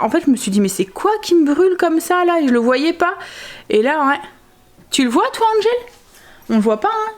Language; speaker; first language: French; native; French